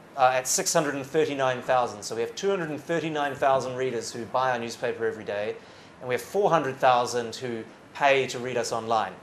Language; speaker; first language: English; native; English